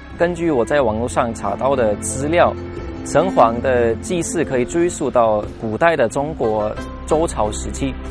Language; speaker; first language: Chinese; non-native, fluent; German